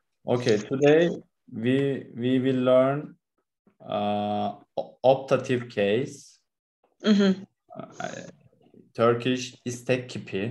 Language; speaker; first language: English; non-native, learner; Turkish